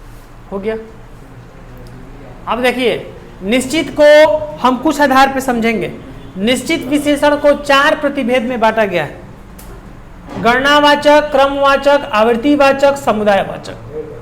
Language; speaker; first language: Hindi; non-native, local second language; Bhojpuri